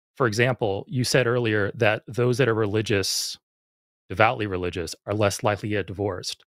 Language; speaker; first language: English; native; English